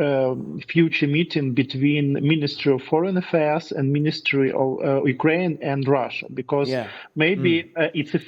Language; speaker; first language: English; non-native, learner; Ukrainian